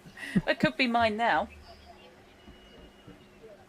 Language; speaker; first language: English; native; English